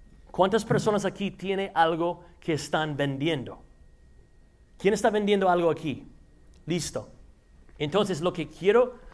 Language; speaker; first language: Spanish; non-native, fluent; English